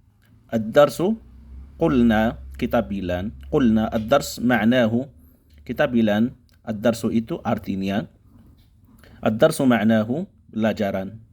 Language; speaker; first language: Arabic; non-native, fluent; Indonesian